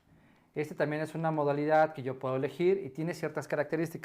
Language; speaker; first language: Spanish; native; Spanish